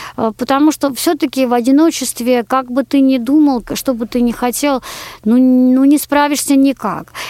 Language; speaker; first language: Russian; non-native, local second language; Georgian